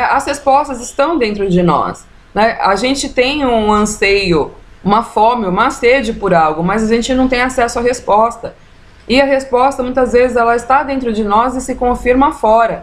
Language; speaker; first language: Portuguese; native; Portuguese